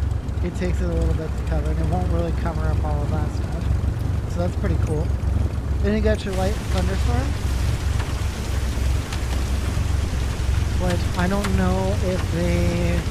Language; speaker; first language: English; native; English